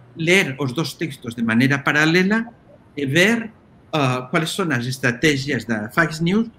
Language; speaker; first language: Portuguese; non-native, fluent; Spanish